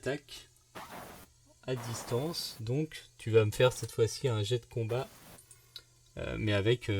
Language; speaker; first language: French; native; French